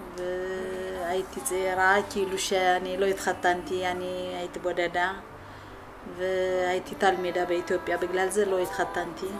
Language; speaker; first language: Hebrew; non-native, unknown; Amharic